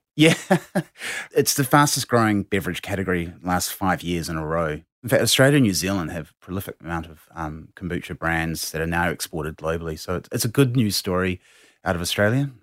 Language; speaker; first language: English; native; English